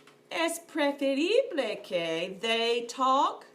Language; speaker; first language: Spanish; non-native, fluent; English